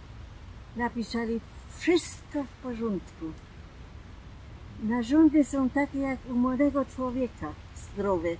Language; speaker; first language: Polish; non-native, local second language; German